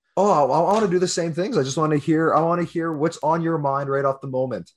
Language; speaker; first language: English; native; English